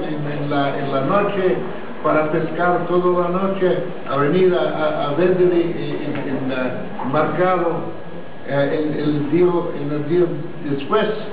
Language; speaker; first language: Spanish; non-native, learner; English